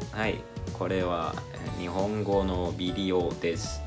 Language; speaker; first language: Japanese; non-native, learner; Finnish